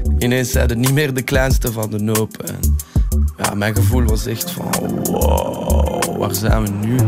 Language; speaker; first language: Dutch; native; Dutch